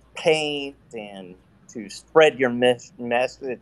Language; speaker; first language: English; native; English